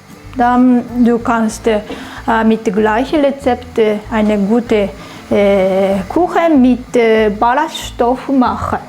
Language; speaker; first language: German; non-native, learner; Japanese